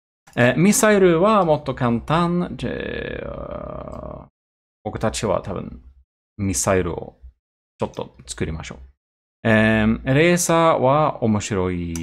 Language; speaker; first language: Japanese; non-native, learner; Swedish